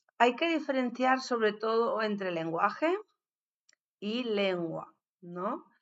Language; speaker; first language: Spanish; native; Spanish